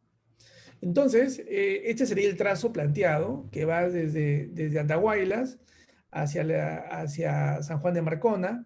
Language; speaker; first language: Spanish; native; Spanish